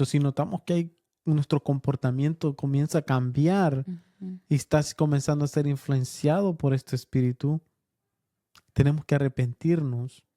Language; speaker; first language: Spanish; early bilingual, heritage; Spanish